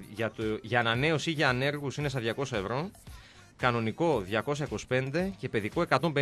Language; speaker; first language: Greek; native; Greek